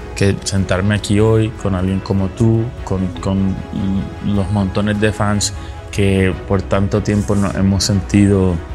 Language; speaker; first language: Spanish; native; Spanish